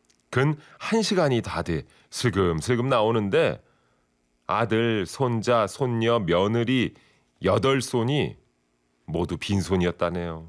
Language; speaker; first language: Korean; native; Korean